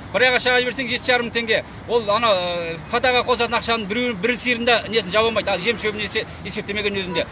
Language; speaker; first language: Kazakh; native; Kazakh